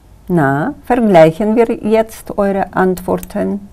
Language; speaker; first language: German; non-native, fluent; Kyrgyz